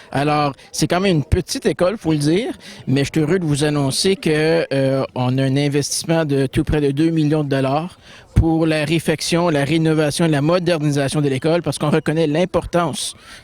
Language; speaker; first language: French; native; French